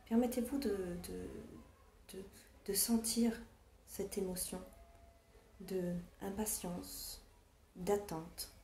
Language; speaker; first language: French; non-native, fluent; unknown